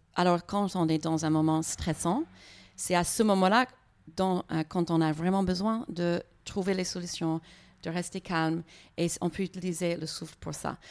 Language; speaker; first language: French; non-native, fluent; English